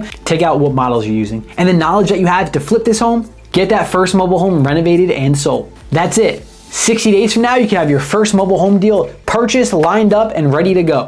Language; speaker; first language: English; native; English